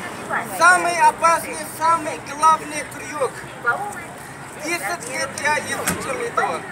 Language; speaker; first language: Russian; non-native, learner; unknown